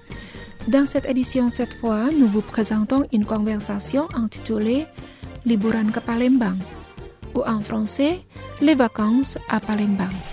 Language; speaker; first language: French; non-native, fluent; Indonesian